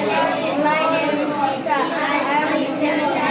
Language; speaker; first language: English; non-native, learner; Bangla